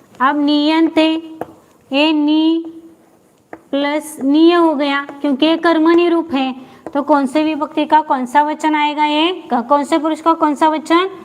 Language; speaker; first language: Hindi; non-native, local second language; Marathi